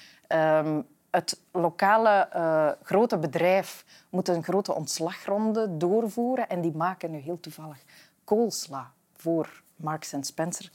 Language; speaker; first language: Dutch; native; Dutch